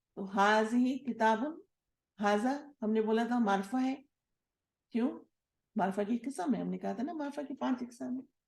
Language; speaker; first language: Urdu; native; Urdu